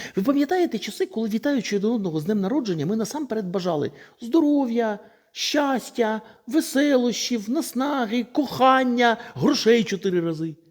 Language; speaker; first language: Ukrainian; non-native, local second language; Russian